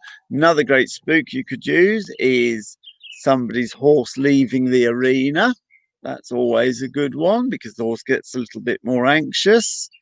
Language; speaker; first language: English; native; English